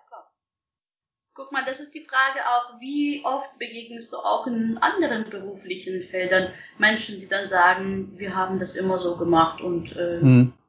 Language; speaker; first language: German; non-native, fluent; Russian